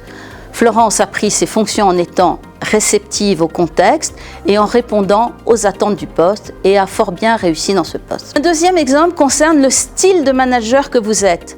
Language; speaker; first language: French; native; French